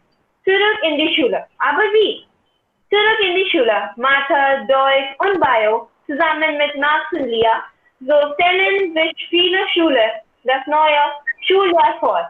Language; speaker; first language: German; non-native, learner; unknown